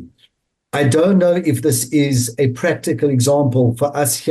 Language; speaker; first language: English; native; English